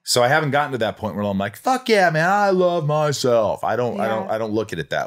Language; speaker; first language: English; native; English